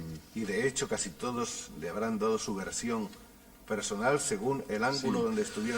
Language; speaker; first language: Spanish; native; Spanish